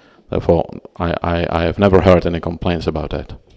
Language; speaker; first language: English; non-native, fluent; Czech